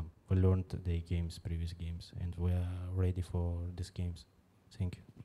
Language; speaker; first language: English; non-native, fluent; Uzbek